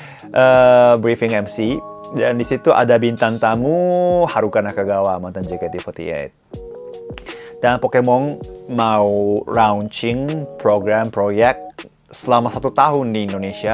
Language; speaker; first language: Indonesian; non-native, fluent; Japanese